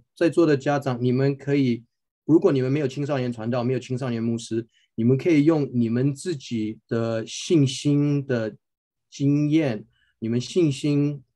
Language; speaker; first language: Chinese; early bilingual, heritage; Chinese